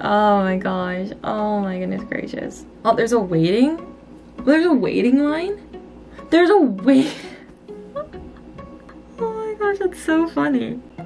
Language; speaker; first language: English; native; English